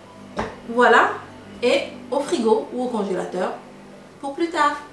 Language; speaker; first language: French; native; French